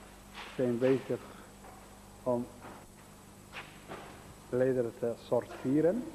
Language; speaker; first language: Dutch; non-native, learner; Somali